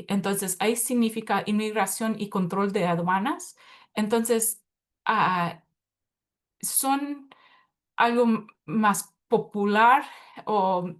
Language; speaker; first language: Spanish; early bilingual, heritage; Spanish